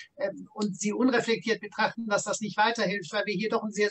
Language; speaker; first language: German; native; German